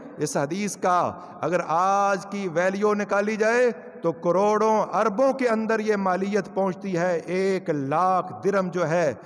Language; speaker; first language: Urdu; non-native, local second language; Punjabi